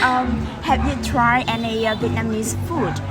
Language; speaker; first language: English; non-native, learner; Vietnamese